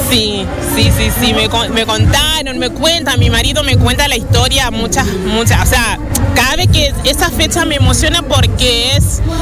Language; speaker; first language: Spanish; non-native, fluent; Haitian Creole